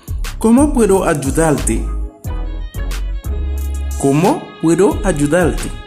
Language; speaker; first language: Spanish; non-native, fluent; Haitian Creole